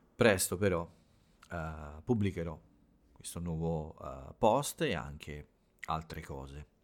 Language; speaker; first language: Italian; native; Italian